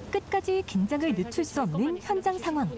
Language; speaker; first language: Korean; native; Korean